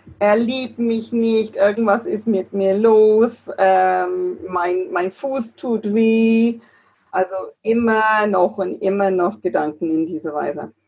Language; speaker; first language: German; non-native, fluent; English